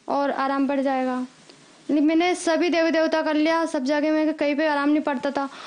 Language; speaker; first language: Hindi; native; Hindi